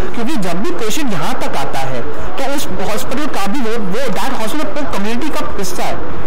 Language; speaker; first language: Hindi; non-native, local second language; Bangla